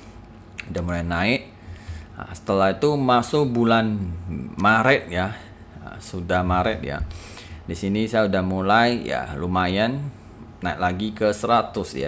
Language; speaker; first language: Indonesian; native; Indonesian